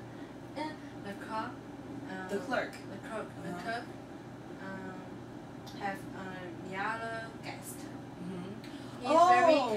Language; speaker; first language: English; non-native, learner; Chinese